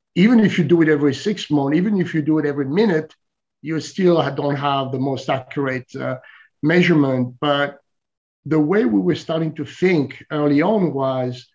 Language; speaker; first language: English; non-native, fluent; French